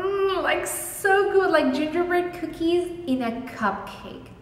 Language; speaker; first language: English; non-native, fluent; Spanish